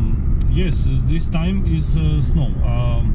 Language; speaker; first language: English; non-native, learner; Serbian